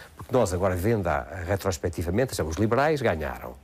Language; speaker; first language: Portuguese; native; Portuguese